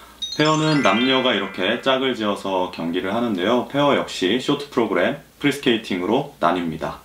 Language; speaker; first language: Korean; native; Korean